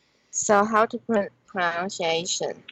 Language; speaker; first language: English; non-native, learner; Chinese